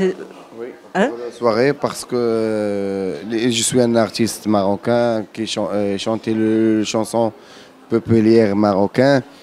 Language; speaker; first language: French; non-native, learner; Arabic